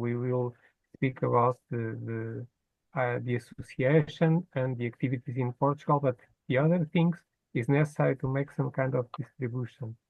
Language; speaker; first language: English; non-native, fluent; Portuguese